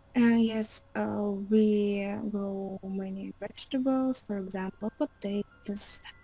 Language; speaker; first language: English; non-native, learner; Russian